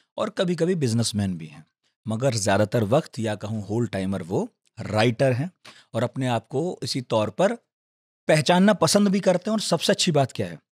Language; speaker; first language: Hindi; native; Hindi